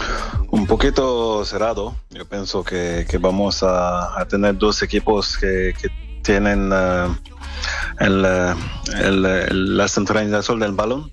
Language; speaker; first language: Spanish; non-native, fluent; French